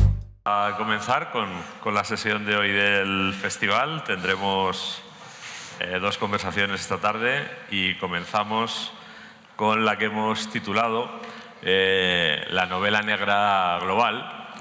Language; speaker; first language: Spanish; native; Spanish